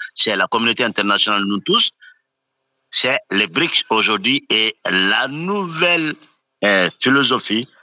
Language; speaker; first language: French; non-native, local second language; Bambara